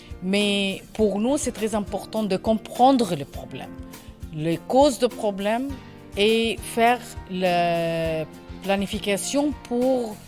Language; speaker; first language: French; non-native, learner; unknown